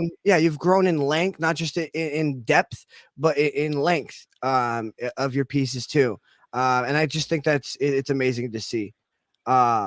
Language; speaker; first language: English; native; English